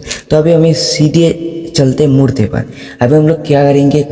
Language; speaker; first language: Hindi; native; Hindi